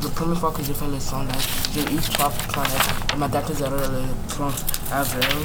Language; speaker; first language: French; non-native, learner; English